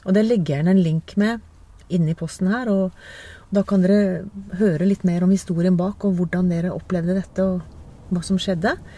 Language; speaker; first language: Norwegian; native; Norwegian